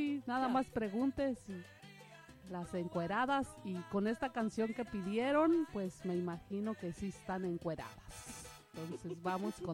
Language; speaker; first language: Spanish; native; Spanish